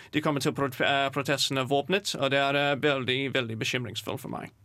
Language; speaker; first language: Norwegian; non-native, fluent; English